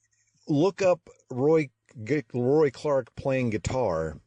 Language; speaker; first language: English; native; English